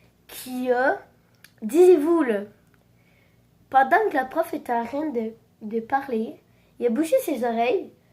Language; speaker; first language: French; native; French